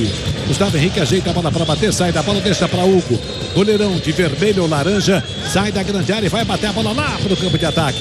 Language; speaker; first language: Portuguese; native; Portuguese